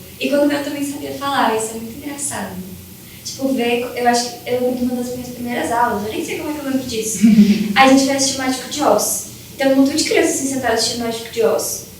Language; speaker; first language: Portuguese; native; Portuguese